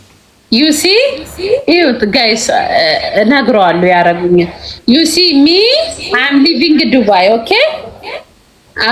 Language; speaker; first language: English; non-native, learner; Amharic